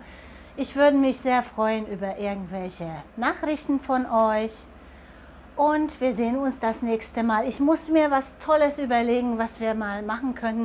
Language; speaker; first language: German; non-native, fluent; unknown